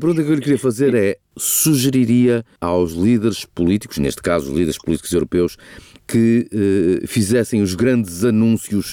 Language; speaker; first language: Portuguese; native; Portuguese